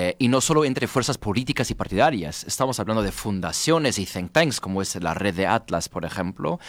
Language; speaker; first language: Spanish; non-native, fluent; English